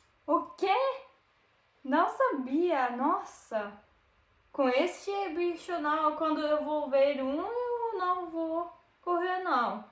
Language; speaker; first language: Portuguese; non-native, learner; German